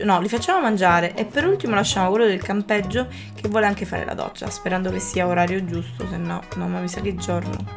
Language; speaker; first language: Italian; native; Italian